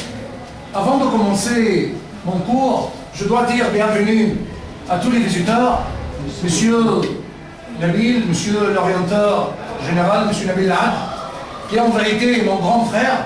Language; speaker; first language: French; non-native, fluent; Arabic